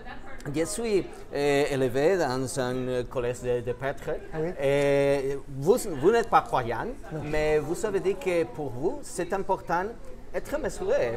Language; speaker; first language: French; non-native, fluent; Spanish